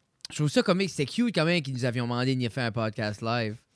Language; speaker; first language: French; native; French